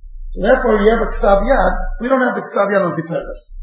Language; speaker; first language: English; native; English